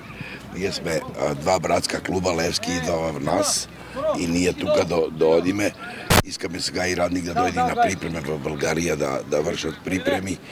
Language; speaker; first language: Bulgarian; non-native, learner; Serbian